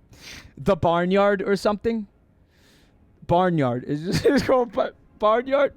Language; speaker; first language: English; native; English